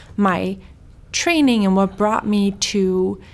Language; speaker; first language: English; early bilingual, heritage; Swedish